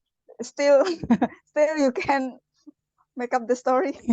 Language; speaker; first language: English; non-native, learner; Indonesian